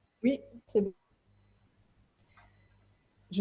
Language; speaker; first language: French; native; French